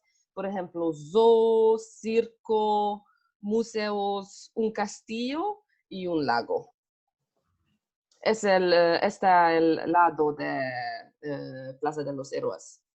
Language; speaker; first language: Spanish; non-native, learner; Hungarian